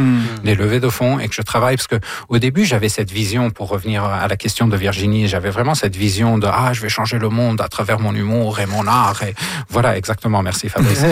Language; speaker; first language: French; non-native, local second language; Arabic